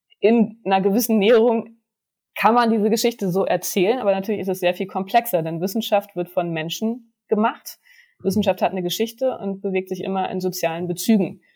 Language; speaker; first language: German; native; German